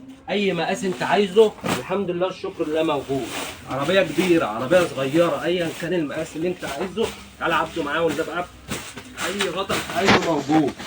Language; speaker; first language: Arabic; native; Arabic